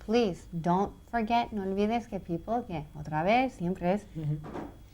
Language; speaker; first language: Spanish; non-native, fluent; English